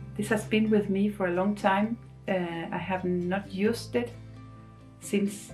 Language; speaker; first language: English; non-native, fluent; Spanish